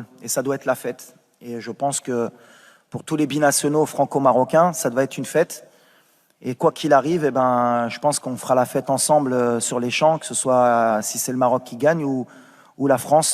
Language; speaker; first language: French; native; French